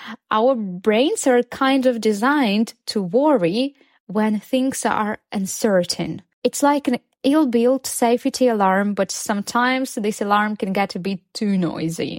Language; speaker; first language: English; non-native, fluent; Ukrainian